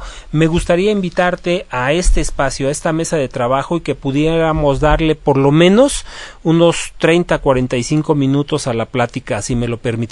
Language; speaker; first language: Spanish; native; Spanish